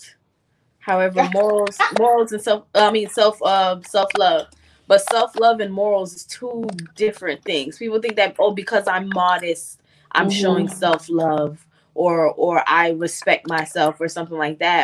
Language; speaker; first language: English; native; English